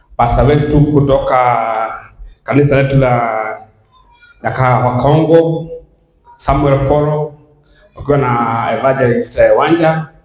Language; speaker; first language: Swahili; non-native, local second language; Kikuyu